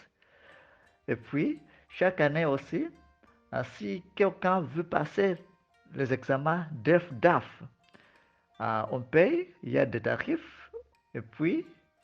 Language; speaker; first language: French; non-native, fluent; Nyanja